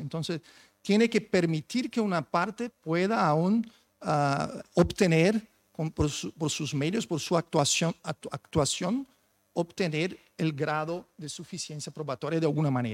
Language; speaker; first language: Spanish; non-native, fluent; Portuguese